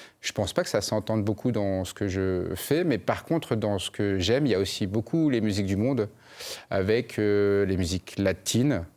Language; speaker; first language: French; early bilingual, other home language; Khmer